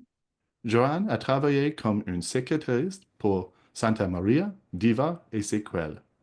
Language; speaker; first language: French; non-native, local second language; English